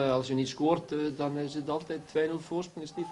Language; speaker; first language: Dutch; non-native, fluent; Icelandic